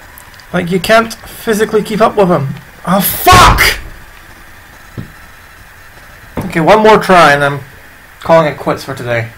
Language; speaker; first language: English; native; English